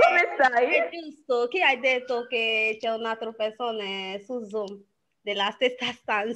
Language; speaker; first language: Italian; non-native, fluent; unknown